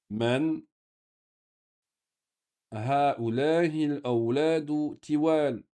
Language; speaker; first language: Arabic; non-native, fluent; French